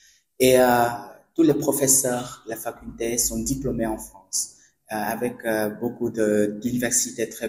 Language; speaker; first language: French; non-native, fluent; Vietnamese